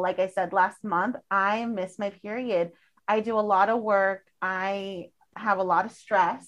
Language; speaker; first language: English; early bilingual, other home language; Spanish